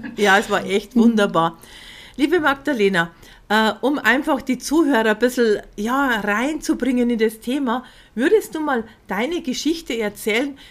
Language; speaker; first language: German; native; German